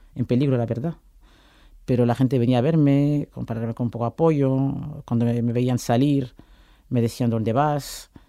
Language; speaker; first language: Spanish; non-native, fluent; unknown